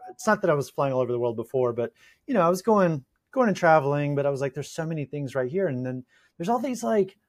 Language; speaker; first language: English; native; English